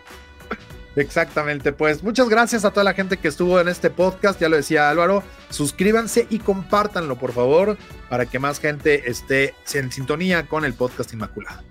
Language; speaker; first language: Spanish; native; Spanish